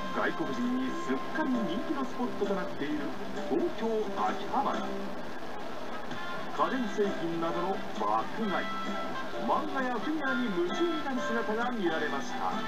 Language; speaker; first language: Japanese; native; Japanese